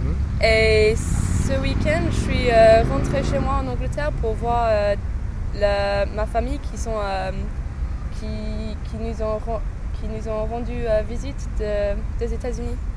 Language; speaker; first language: French; non-native, learner; English